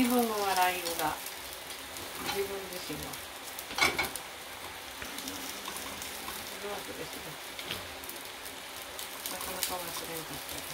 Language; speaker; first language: Japanese; native; Japanese